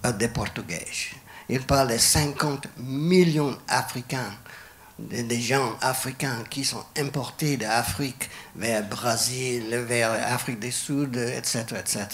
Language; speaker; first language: French; non-native, fluent; English